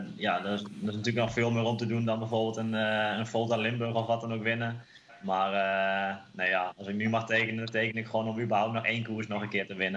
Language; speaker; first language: Dutch; native; Dutch